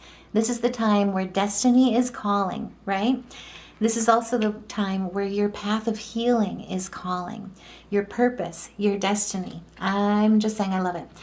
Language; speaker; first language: English; native; English